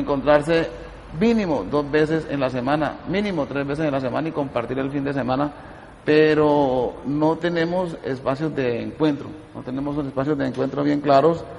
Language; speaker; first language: Spanish; native; Spanish